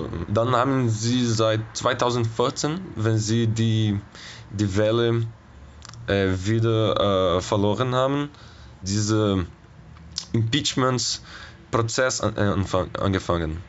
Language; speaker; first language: German; non-native, fluent; Portuguese